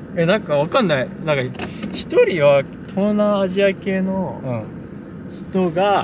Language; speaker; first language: Japanese; native; Japanese